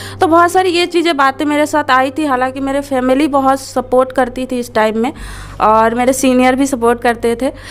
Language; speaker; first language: Hindi; non-native, local second language; Assamese